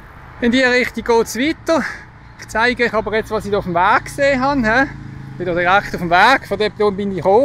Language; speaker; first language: German; native; German